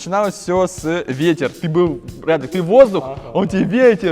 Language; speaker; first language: Russian; native; Russian